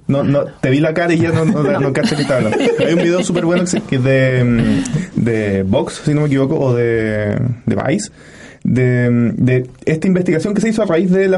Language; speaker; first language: Spanish; native; Spanish